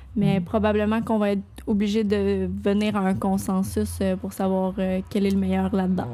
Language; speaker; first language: French; native; French